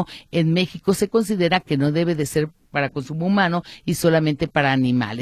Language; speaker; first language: Spanish; native; Spanish